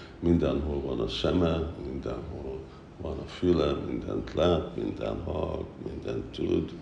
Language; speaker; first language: Hungarian; early bilingual, heritage; Hungarian